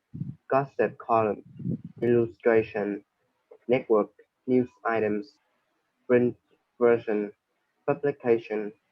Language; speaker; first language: English; non-native, learner; Vietnamese